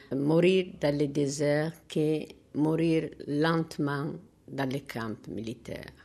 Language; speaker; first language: French; non-native, learner; Tigrinya